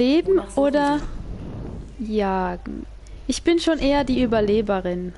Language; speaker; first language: German; native; German